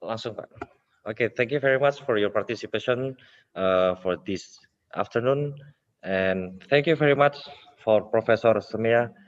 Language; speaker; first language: English; non-native, local second language; Indonesian